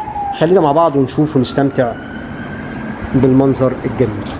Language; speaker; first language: Arabic; native; Arabic